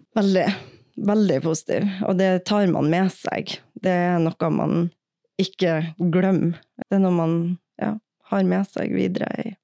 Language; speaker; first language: Norwegian; native; Norwegian